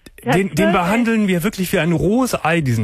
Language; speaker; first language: German; native; German